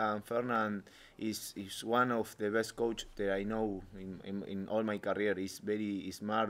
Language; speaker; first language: English; non-native, learner; Spanish